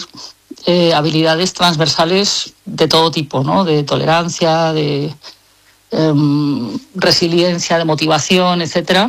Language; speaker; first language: Spanish; native; Spanish